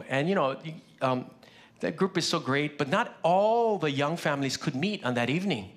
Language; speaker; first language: English; early bilingual, other home language; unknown